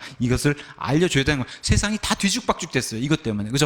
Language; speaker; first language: Korean; native; Korean